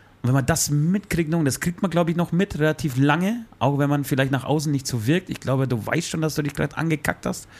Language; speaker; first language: German; early bilingual, other home language; Polish